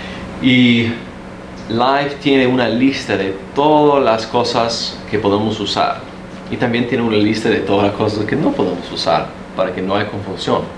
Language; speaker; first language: Spanish; early bilingual, heritage; Spanish